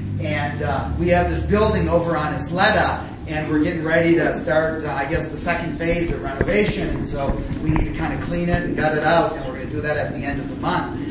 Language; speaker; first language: English; native; English